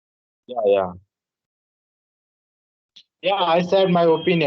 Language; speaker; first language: English; non-native, learner; Telugu